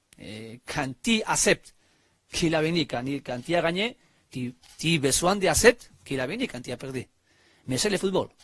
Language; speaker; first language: French; non-native, learner; Spanish